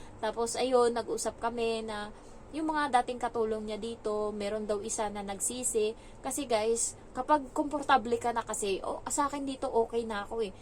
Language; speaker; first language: Filipino; native; Filipino